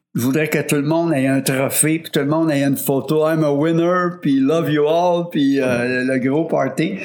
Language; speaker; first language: French; native; French